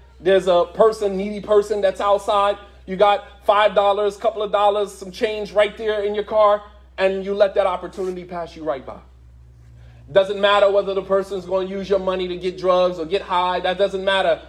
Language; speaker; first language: English; native; English